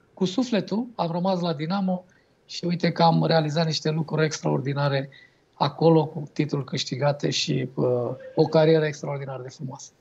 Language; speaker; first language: Romanian; native; Romanian